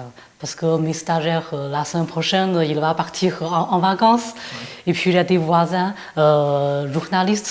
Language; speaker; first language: French; non-native, fluent; Chinese